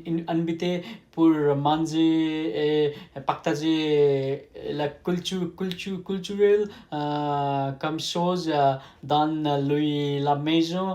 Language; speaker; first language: French; non-native, learner; Nepali